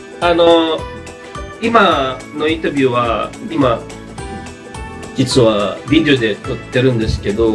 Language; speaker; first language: Japanese; non-native, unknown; Filipino